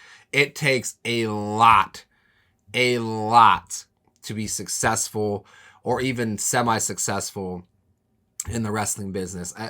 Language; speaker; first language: English; native; English